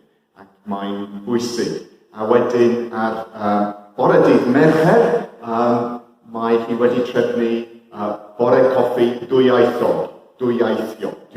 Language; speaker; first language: Welsh; non-native, fluent; English